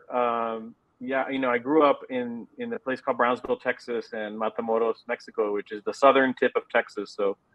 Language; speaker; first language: English; native; English